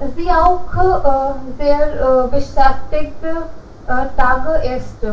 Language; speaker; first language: German; non-native, learner; Hindi